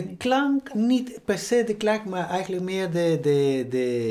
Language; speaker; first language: Dutch; non-native, fluent; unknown